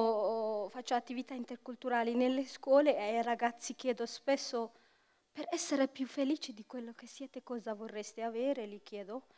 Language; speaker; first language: Italian; non-native, fluent; Tigrinya